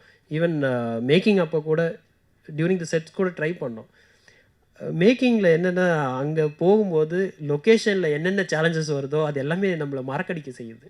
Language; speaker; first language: Tamil; native; Tamil